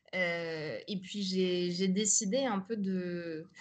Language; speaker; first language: French; native; French